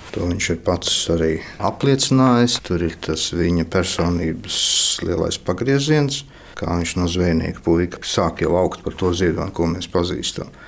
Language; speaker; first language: Latvian; native; Latvian